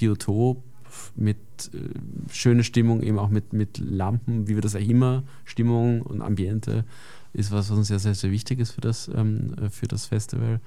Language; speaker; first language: German; native; German